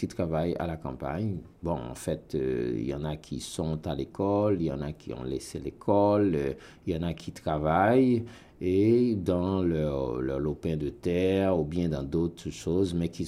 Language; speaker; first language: French; non-native, local second language; Haitian Creole